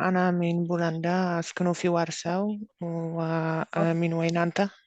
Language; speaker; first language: Arabic; non-native, learner; Polish